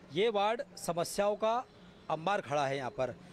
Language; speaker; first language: Hindi; native; Hindi